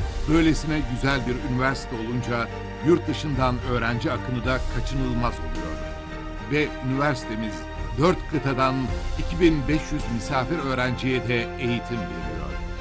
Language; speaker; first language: Turkish; native; Turkish